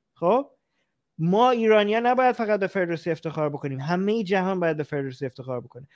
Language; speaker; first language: Persian; native; Persian